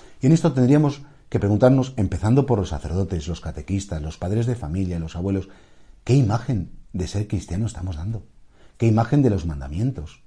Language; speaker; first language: Spanish; native; Spanish